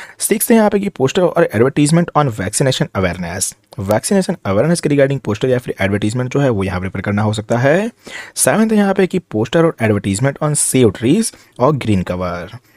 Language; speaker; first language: Hindi; non-native, local second language; Gujarati